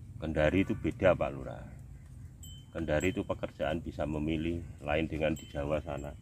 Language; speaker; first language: Indonesian; non-native, local second language; Javanese